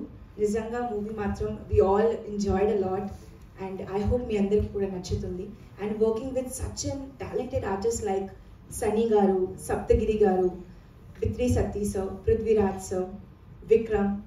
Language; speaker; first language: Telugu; non-native, learner; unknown